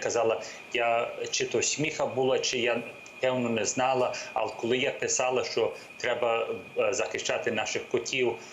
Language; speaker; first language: Ukrainian; early bilingual, heritage; English